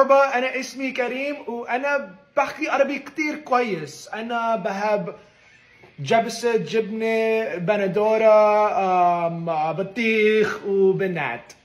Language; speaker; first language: Arabic; early bilingual, heritage; Arabic